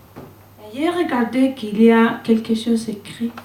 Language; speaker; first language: French; non-native, learner; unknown